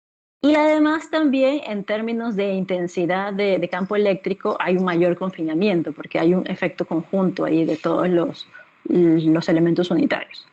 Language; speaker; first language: Spanish; native; Spanish